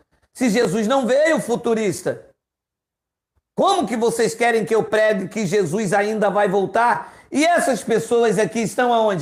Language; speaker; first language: Portuguese; native; Portuguese